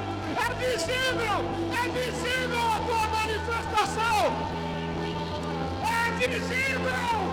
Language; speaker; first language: Portuguese; native; Portuguese